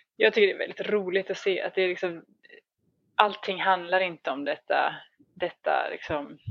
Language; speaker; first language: Swedish; native; Swedish